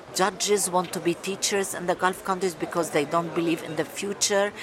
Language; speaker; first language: English; non-native, fluent; Arabic